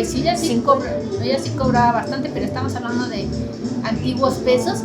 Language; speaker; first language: Spanish; native; Spanish